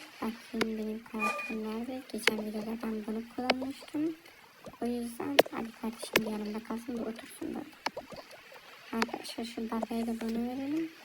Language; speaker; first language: Turkish; early bilingual, heritage; Turkish